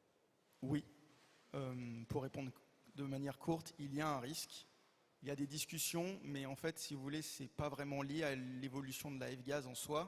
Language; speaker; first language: French; native; French